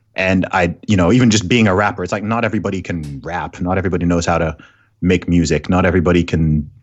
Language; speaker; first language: English; early bilingual, other home language; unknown